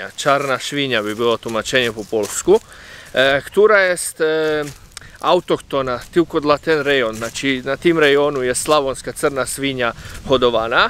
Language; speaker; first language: Polish; non-native, fluent; Croatian